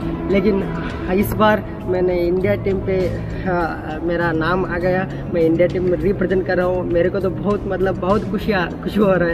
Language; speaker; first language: Hindi; non-native, local second language; Kannada